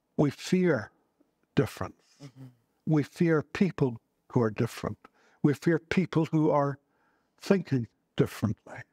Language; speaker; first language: English; native; English